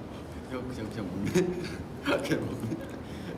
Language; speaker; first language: Korean; native; Korean